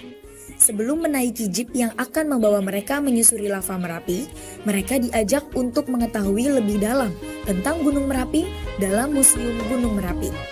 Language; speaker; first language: Indonesian; native; Indonesian